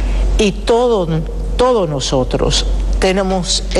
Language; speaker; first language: Spanish; early bilingual, heritage; Spanish